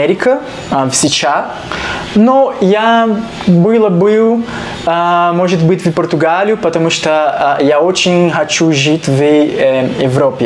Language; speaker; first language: Russian; non-native, learner; Portuguese